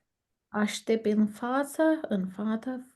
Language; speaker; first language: Romanian; non-native, learner; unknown